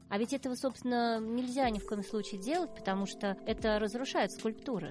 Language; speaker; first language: Russian; native; Russian